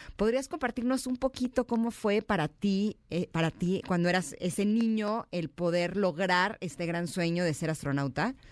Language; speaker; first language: Spanish; native; Spanish